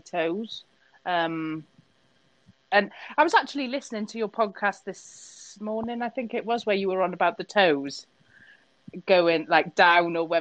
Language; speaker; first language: English; native; English